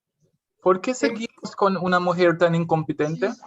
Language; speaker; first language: Spanish; non-native, fluent; English